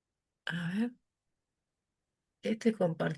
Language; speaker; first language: Spanish; native; Spanish